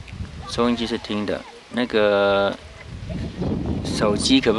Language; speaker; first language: Chinese; native; Chinese